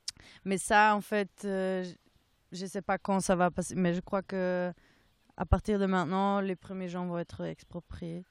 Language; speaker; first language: French; non-native, fluent; German